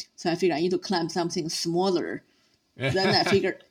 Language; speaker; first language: English; non-native, fluent; Chinese